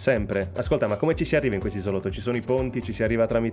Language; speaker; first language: Italian; native; Italian